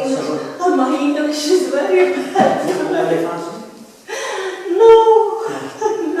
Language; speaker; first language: English; non-native, learner; Latvian